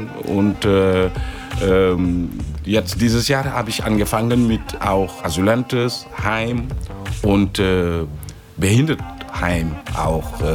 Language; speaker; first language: German; non-native, fluent; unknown